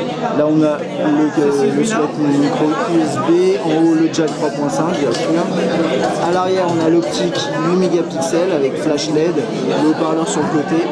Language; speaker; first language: French; native; French